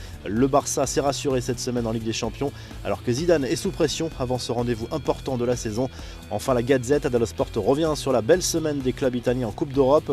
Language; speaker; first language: French; native; French